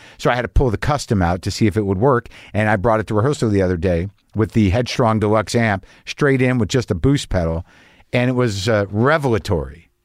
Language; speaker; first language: English; native; English